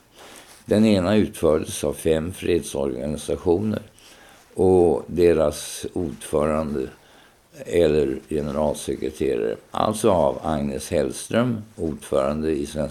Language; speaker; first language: Swedish; native; Swedish